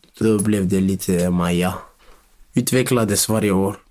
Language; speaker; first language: Swedish; non-native, local second language; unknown